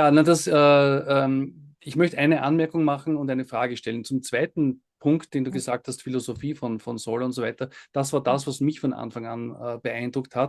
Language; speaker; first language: German; native; German